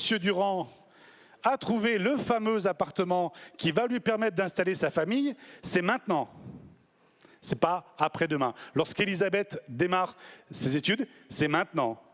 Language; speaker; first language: French; native; French